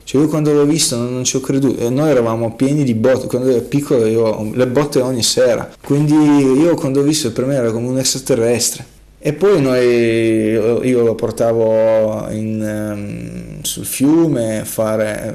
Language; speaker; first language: Italian; non-native, fluent; Russian